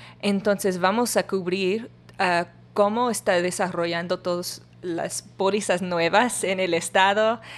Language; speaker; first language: Spanish; non-native, learner; English